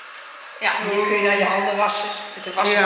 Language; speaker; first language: Dutch; native; Dutch